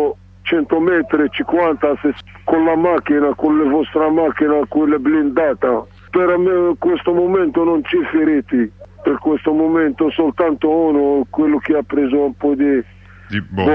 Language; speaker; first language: Italian; non-native, learner; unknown